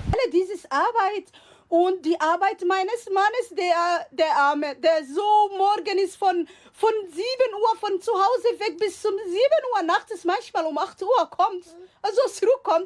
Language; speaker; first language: German; non-native, fluent; Somali